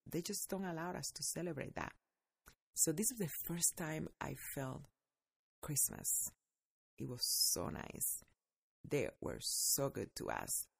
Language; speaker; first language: English; non-native, fluent; Spanish